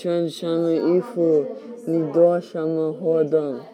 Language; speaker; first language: Chinese; non-native, learner; English